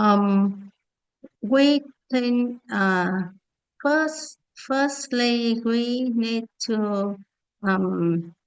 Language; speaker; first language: English; non-native, learner; Vietnamese